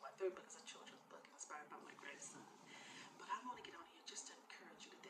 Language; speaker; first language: English; native; English